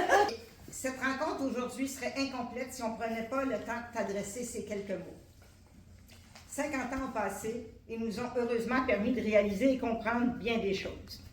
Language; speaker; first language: French; native; French